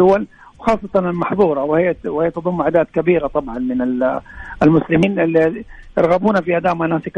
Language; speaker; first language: Arabic; native; Arabic